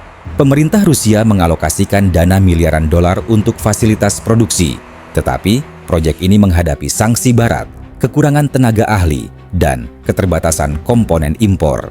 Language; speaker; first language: Indonesian; native; Indonesian